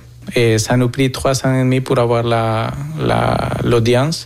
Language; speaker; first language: French; non-native, fluent; Spanish